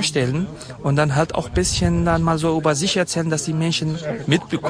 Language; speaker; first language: German; non-native, fluent; Kurdish